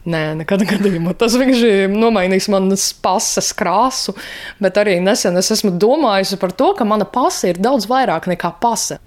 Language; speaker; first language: Latvian; non-native, local second language; Russian